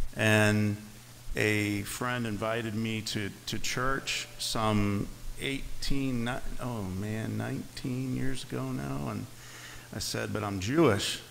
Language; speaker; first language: English; native; English